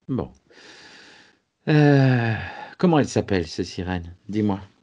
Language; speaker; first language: French; native; French